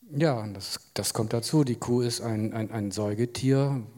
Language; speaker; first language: German; native; German